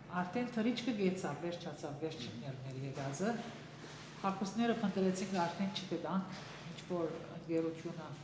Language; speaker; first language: Armenian; early bilingual, heritage; Armenian